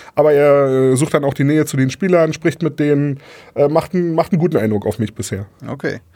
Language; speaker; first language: German; native; German